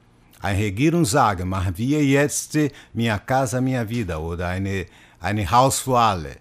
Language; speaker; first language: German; non-native, fluent; Portuguese